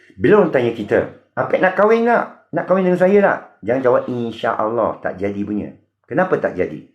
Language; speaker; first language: Malay; non-native, local second language; Min Nan Chinese